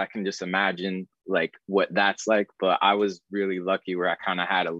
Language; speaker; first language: English; native; English